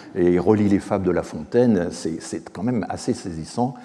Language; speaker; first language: French; native; French